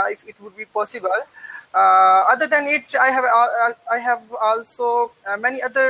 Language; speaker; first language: English; non-native, learner; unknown